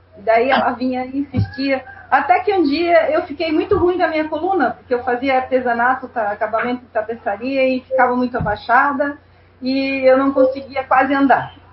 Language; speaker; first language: Portuguese; non-native, fluent; Spanish